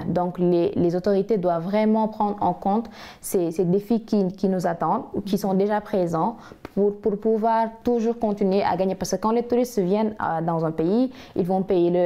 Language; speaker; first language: French; non-native, local second language; Wolof